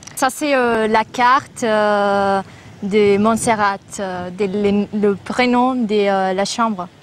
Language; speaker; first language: French; non-native, learner; Catalan